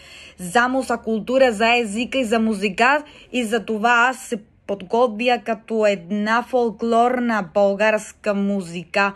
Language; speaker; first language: Bulgarian; non-native, learner; Spanish